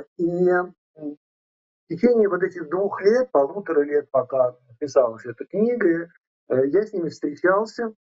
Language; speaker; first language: Russian; native; Russian